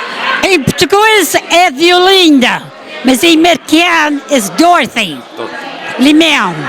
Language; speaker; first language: Portuguese; early bilingual, heritage; Portuguese